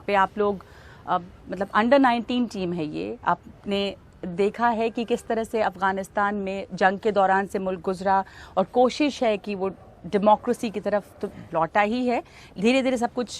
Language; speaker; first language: Hindi; native; Hindi